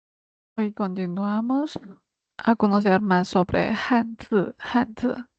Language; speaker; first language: Spanish; non-native, fluent; Chinese